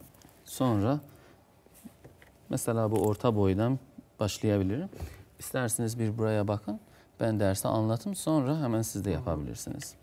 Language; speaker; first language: Turkish; non-native, fluent; Azerbaijani